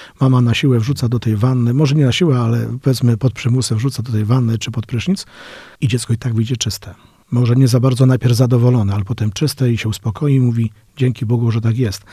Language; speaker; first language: Polish; native; Polish